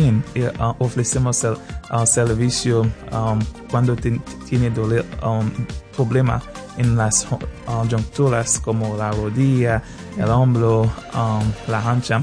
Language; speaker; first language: Spanish; non-native, fluent; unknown